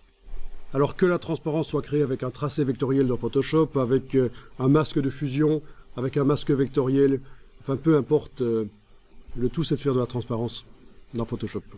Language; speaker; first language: French; native; French